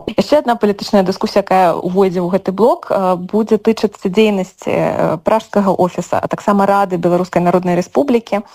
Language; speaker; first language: Belarusian; native; Belarusian